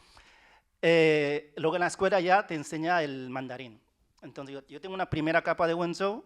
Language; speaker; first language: Spanish; early bilingual, other home language; Chinese